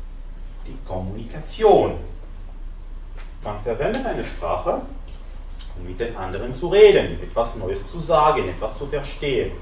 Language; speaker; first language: German; non-native, fluent; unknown